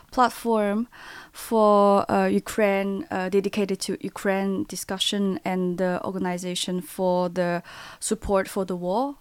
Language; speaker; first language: English; non-native, learner; Chinese